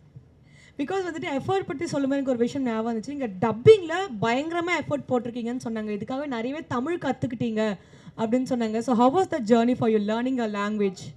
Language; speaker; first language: Tamil; native; Tamil